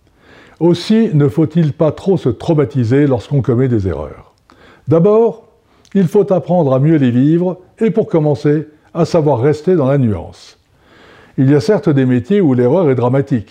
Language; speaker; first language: French; native; French